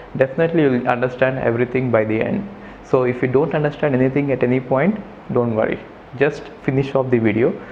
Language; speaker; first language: English; non-native, local second language; Telugu